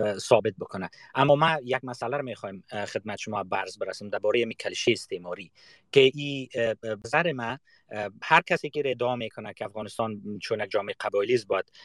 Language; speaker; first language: Persian; native; Persian